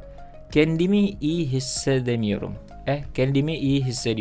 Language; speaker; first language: Turkish; non-native, fluent; Indonesian